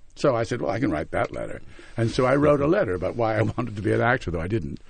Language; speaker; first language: English; native; English